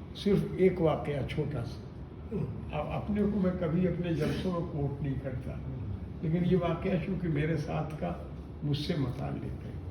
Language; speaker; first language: Urdu; native; Urdu